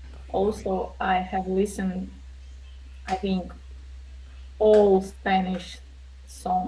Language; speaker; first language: English; non-native, learner; Russian